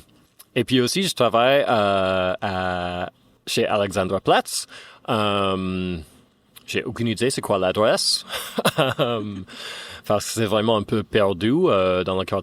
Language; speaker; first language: French; non-native, fluent; English